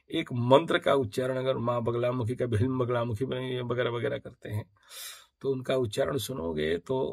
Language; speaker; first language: Hindi; native; Hindi